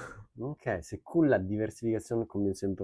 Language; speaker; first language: French; non-native, learner; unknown